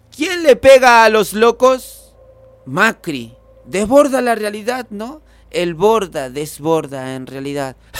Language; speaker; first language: Spanish; native; Spanish